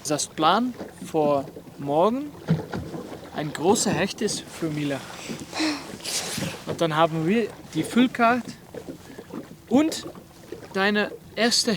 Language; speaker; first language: German; non-native, learner; Dutch